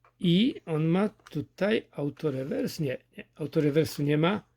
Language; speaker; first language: Polish; native; Polish